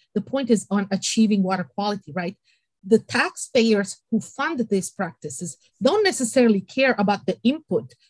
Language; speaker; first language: English; non-native, fluent; Italian